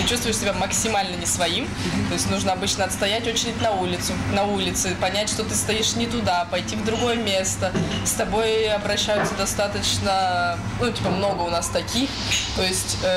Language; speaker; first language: Russian; native; Russian